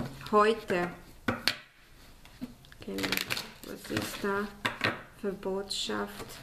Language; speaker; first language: German; non-native, fluent; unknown